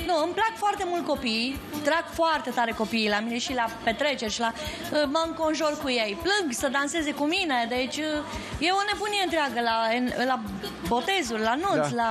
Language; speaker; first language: Romanian; native; Romanian